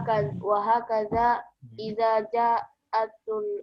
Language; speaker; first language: Arabic; non-native, learner; Indonesian